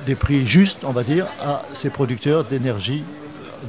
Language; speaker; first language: French; native; French